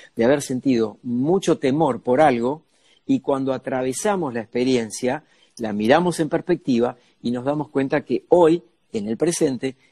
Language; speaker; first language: Spanish; native; Spanish